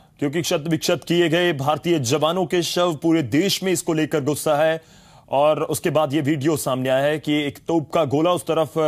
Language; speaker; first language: Hindi; native; Hindi